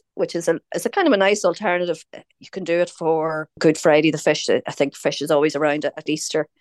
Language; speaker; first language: English; native; English